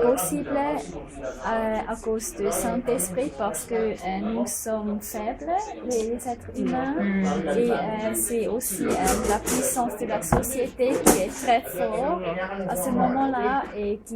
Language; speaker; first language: French; non-native, fluent; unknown